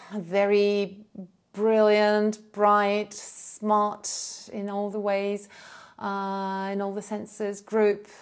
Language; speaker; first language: English; non-native, fluent; Russian